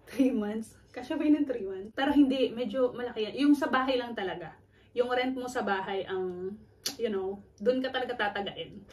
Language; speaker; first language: Filipino; native; Filipino